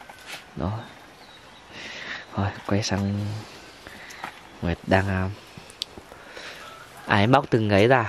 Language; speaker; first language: Vietnamese; native; Vietnamese